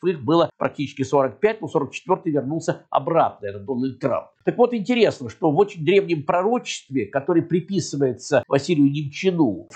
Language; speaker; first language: Russian; native; Russian